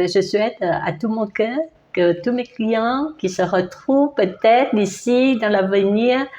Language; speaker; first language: French; non-native, learner; Vietnamese